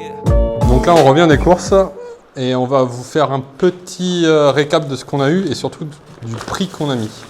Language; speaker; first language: French; native; French